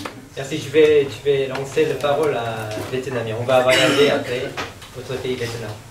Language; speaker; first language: French; non-native, learner; Korean